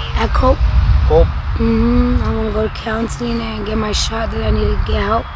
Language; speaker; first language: English; non-native, fluent; Spanish